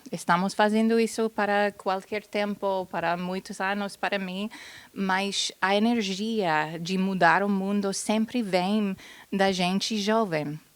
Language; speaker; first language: Portuguese; non-native, fluent; English